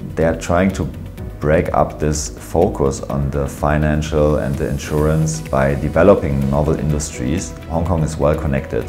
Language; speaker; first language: English; non-native, fluent; German